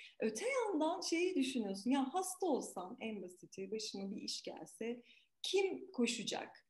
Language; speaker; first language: Turkish; native; Turkish